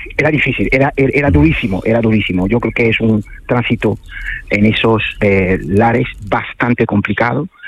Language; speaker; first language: Spanish; non-native, fluent; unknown